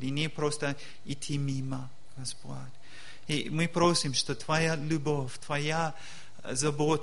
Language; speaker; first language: Russian; non-native, learner; English